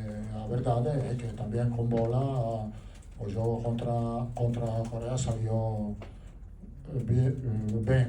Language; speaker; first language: Portuguese; non-native, learner; Italian